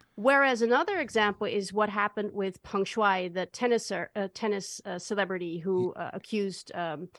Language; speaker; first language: English; non-native, fluent; Dutch